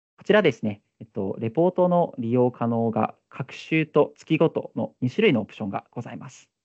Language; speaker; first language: Japanese; native; Japanese